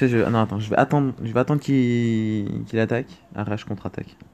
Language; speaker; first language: French; native; French